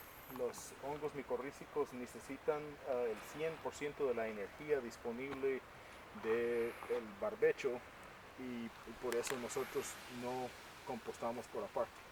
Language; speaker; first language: Spanish; native; Spanish